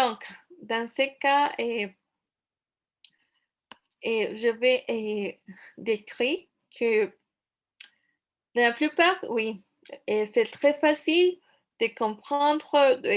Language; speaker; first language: French; non-native, fluent; Spanish